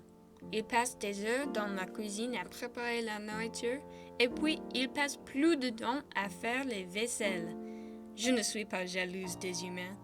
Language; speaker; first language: French; non-native, fluent; English